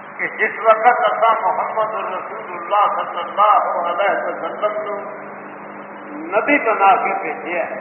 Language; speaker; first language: Urdu; non-native, local second language; Punjabi